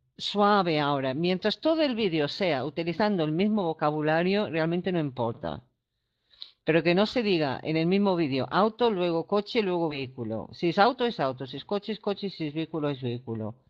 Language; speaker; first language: Spanish; non-native, fluent; English